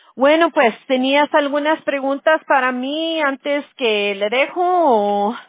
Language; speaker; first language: Spanish; early bilingual, other home language; English